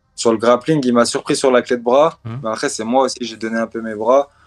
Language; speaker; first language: French; native; French